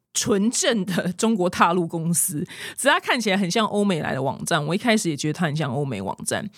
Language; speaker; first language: Chinese; native; Chinese